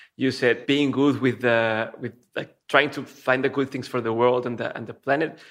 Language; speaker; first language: English; non-native, fluent; Spanish